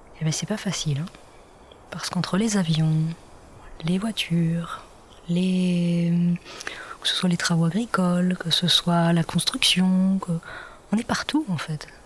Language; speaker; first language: French; native; French